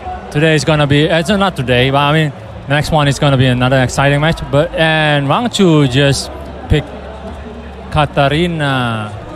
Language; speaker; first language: English; non-native, fluent; Indonesian